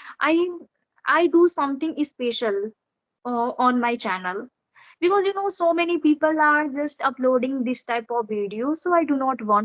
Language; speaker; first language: English; non-native, learner; Odia